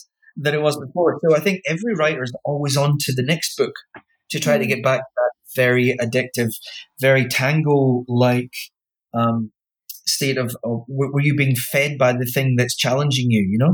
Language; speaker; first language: English; native; English